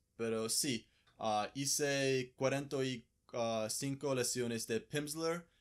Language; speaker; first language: Spanish; non-native, learner; English